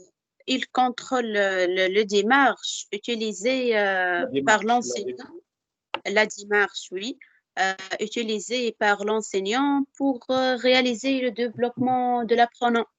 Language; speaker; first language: French; non-native, fluent; Arabic